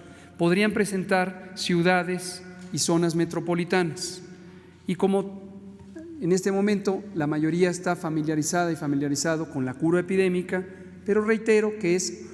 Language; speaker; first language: Spanish; native; Spanish